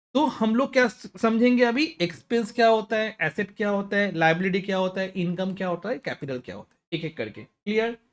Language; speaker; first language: Hindi; non-native, local second language; Bangla